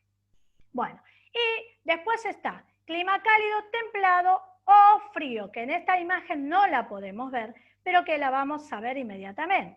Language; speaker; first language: Spanish; native; Spanish